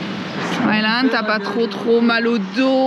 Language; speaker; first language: French; native; French